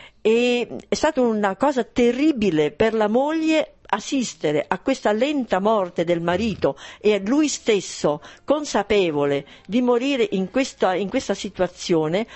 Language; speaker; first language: Italian; non-native, local second language; German